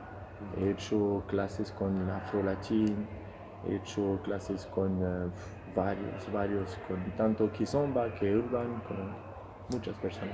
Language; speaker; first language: Spanish; non-native, fluent; French